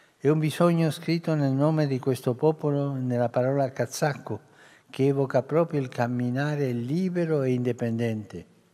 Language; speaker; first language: Italian; early bilingual, heritage; Spanish